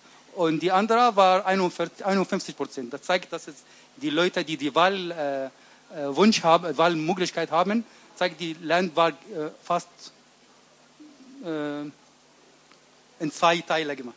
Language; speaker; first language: German; non-native, learner; Arabic